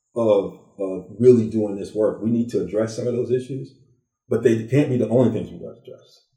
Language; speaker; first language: English; native; English